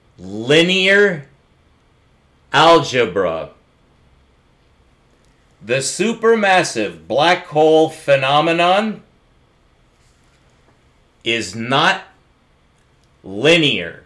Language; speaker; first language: English; native; English